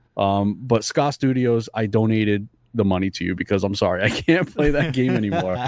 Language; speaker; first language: English; early bilingual, other home language; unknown